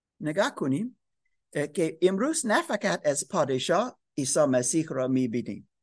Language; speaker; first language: Persian; non-native, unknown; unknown